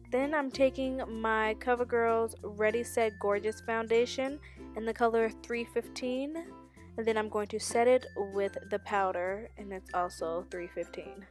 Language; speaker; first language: English; native; English